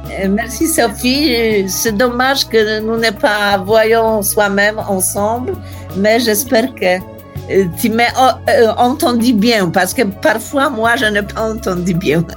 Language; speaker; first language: French; non-native, learner; Polish